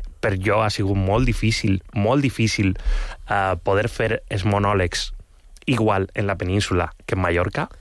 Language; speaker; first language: Catalan; non-native, local second language; Spanish